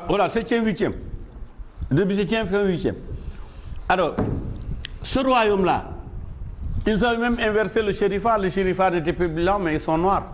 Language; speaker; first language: French; non-native, local second language; Wolof